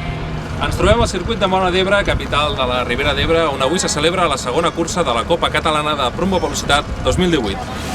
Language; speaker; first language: Catalan; native; Catalan